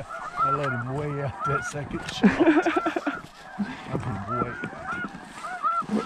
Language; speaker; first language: English; native; English